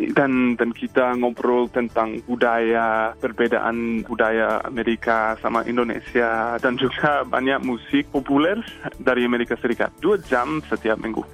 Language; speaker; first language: Indonesian; non-native, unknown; English